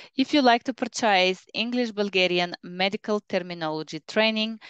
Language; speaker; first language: English; non-native, fluent; Bulgarian